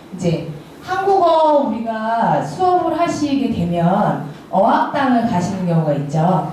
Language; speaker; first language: Korean; native; Korean